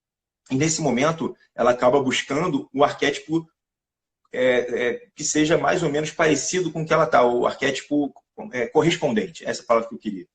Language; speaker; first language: Portuguese; native; Portuguese